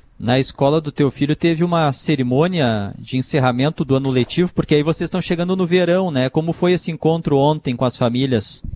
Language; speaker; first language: Portuguese; native; Portuguese